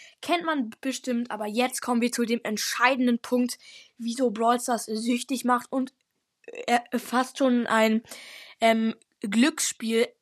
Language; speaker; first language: German; native; German